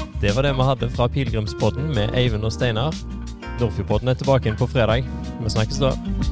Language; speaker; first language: Norwegian; native; Norwegian